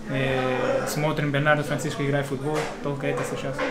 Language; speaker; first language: Russian; non-native, learner; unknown